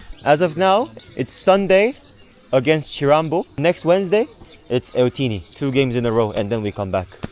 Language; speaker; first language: English; non-native, fluent; Korean